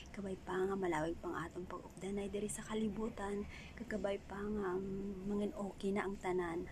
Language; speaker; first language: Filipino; non-native, local second language; Hiligaynon